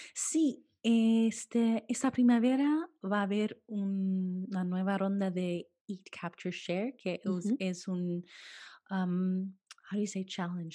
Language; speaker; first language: Spanish; early bilingual, heritage; Spanish